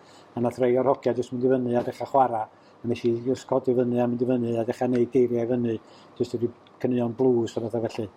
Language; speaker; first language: Welsh; native; Welsh